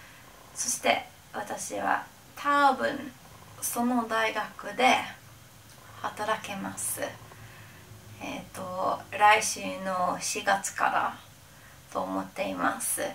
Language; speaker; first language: Japanese; non-native, learner; English